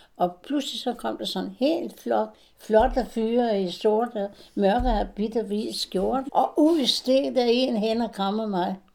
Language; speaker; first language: Danish; native; Danish